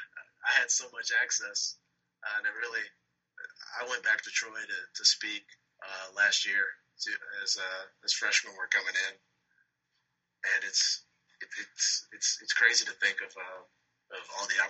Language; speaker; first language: English; native; English